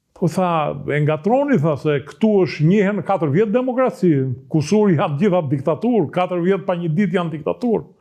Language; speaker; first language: Albanian; native; Albanian